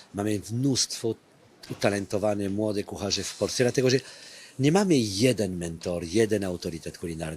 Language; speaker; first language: Polish; non-native, fluent; French